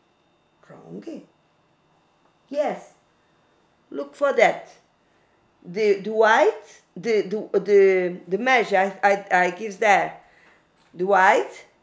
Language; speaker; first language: English; non-native, learner; Portuguese